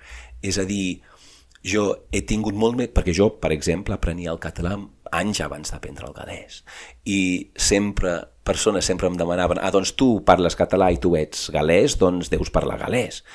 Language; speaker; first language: Catalan; non-native, fluent; English